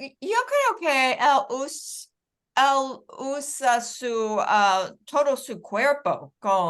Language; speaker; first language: Spanish; non-native, learner; English